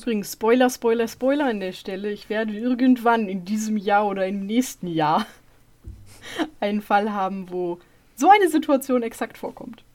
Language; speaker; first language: German; native; German